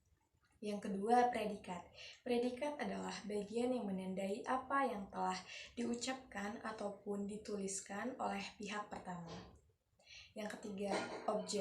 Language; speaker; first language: Indonesian; native; Indonesian